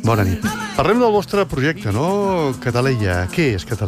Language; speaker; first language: Catalan; native; Catalan